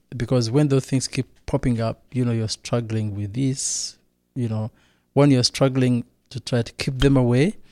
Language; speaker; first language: English; non-native, local second language; Kinyarwanda